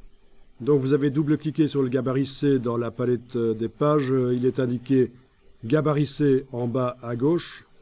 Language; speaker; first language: French; native; French